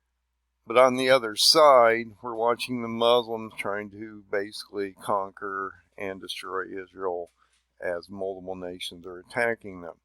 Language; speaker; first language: English; native; English